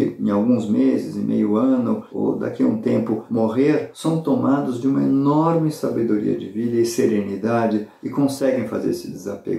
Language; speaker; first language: Portuguese; native; Portuguese